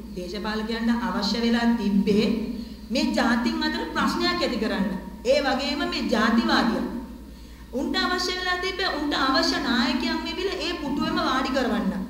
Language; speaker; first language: Sinhala; non-native, local second language; Tamil